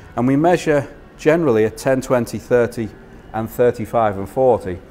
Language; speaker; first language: English; native; English